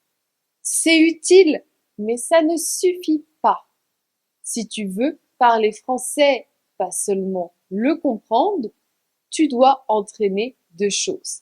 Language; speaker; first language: French; native; French